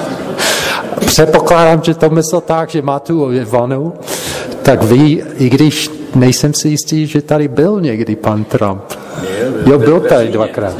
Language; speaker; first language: Czech; non-native, fluent; English